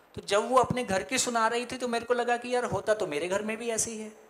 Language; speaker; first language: Hindi; native; Hindi